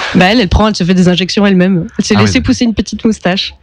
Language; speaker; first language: French; native; French